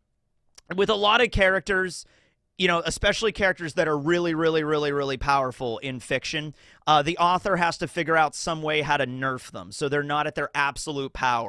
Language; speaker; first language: English; native; English